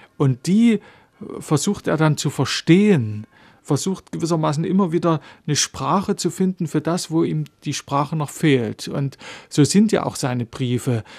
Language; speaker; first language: German; native; German